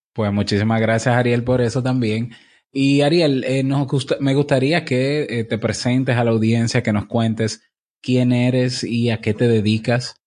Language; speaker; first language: Spanish; native; Spanish